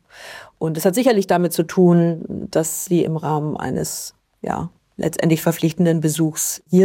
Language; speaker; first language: German; native; German